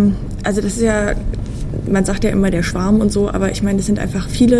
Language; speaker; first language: German; native; German